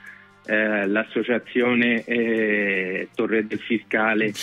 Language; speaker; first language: Italian; native; Italian